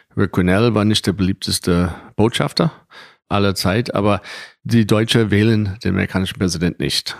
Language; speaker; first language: German; non-native, fluent; English